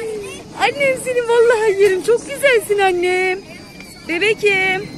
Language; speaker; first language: Turkish; native; Turkish